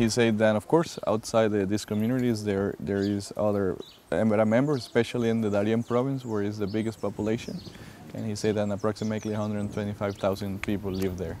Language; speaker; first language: English; non-native, fluent; Spanish